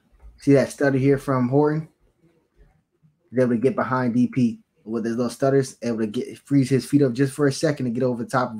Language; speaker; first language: English; native; English